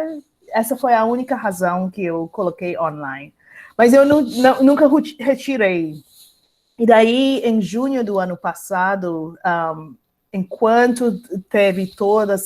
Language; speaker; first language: Portuguese; non-native, fluent; English